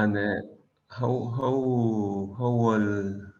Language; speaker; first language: English; non-native, learner; Spanish